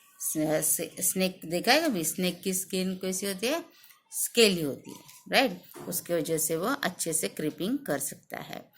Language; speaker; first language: Hindi; non-native, local second language; Marathi